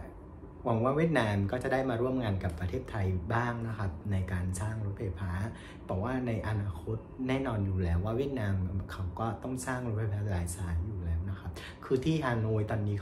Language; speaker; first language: Thai; non-native, fluent; Vietnamese